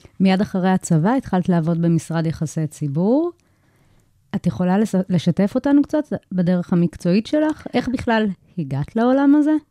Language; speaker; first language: Hebrew; native; Hebrew